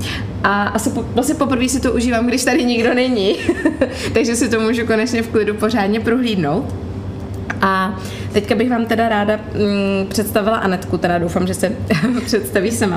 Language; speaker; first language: Czech; native; Czech